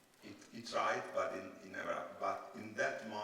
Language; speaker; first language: English; non-native, learner; Italian